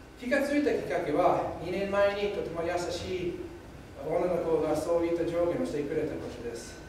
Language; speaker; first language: Japanese; non-native, fluent; English